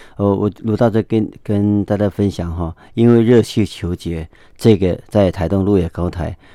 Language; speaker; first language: Chinese; non-native, local second language; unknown